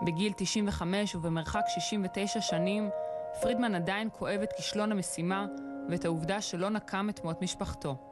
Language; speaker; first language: Hebrew; native; Hebrew